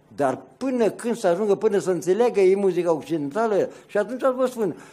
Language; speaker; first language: Romanian; native; Romanian